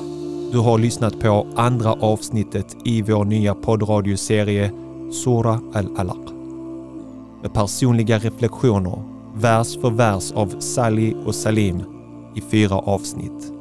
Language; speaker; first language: Swedish; native; Swedish